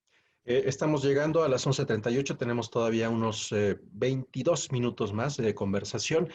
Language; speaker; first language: Spanish; native; Spanish